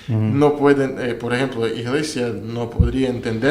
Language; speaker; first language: Spanish; non-native, learner; Russian